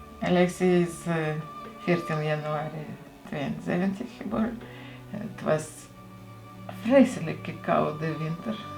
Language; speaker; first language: Dutch; non-native, fluent; Russian